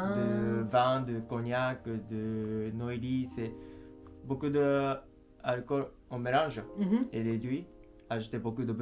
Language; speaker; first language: French; non-native, learner; Japanese